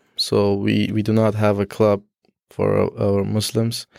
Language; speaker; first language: English; non-native, learner; Persian